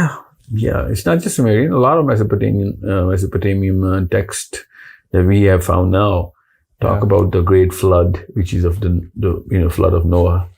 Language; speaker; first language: English; non-native, local second language; Urdu